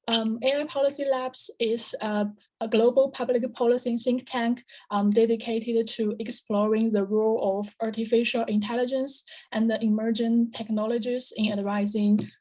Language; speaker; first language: English; non-native, fluent; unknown